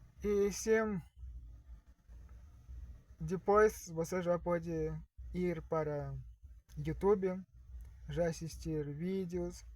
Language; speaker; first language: Portuguese; non-native, learner; Russian